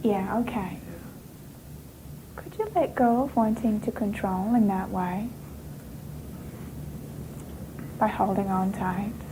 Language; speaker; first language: English; native; English